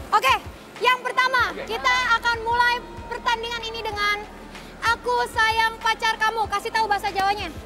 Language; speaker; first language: Indonesian; native; Indonesian